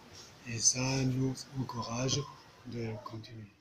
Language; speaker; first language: French; non-native, fluent; German